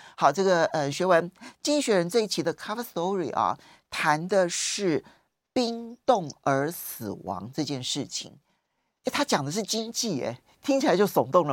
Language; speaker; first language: Chinese; native; Chinese